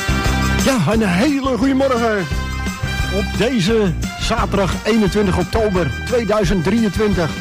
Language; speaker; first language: Dutch; native; Dutch